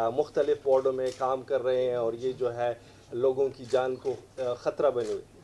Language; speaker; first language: Urdu; non-native, local second language; Pashto